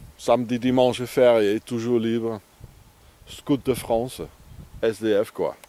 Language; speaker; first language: French; non-native, fluent; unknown